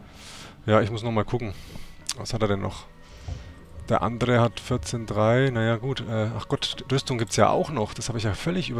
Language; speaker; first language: German; native; German